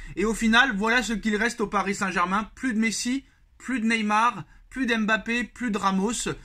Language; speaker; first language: French; native; French